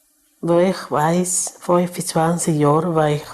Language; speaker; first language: German; non-native, learner; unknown